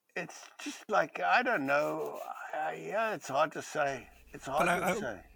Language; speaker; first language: English; native; English